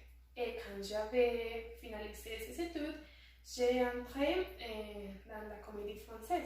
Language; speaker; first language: French; non-native, learner; Spanish